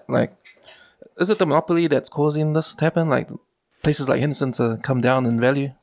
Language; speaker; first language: English; native; English